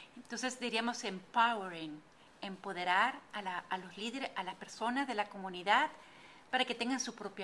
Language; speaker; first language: Spanish; native; Spanish